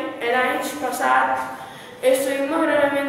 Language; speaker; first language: Spanish; native; Spanish